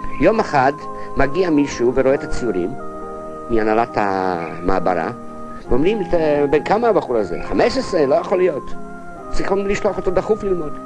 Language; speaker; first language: Hebrew; non-native, fluent; Hungarian